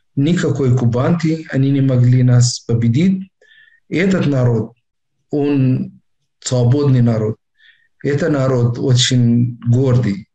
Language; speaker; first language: Russian; non-native, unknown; Arabic